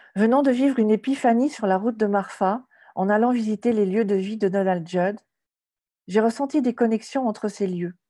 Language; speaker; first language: French; native; French